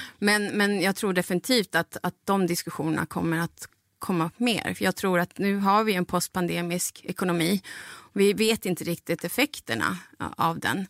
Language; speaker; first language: Swedish; non-native, fluent; Spanish